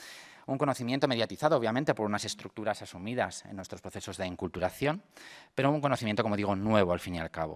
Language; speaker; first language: Spanish; native; Spanish